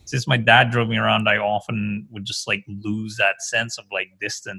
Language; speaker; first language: English; non-native, local second language; Filipino